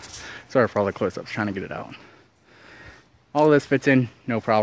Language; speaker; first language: English; native; English